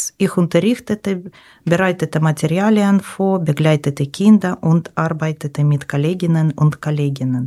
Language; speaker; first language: German; non-native, learner; Ukrainian